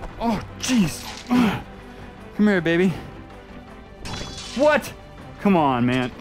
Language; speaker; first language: English; native; English